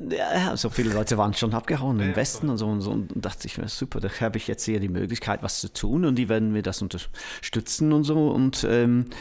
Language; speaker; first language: German; non-native, fluent; English